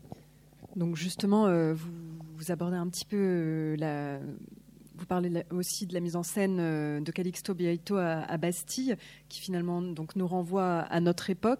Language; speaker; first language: French; native; French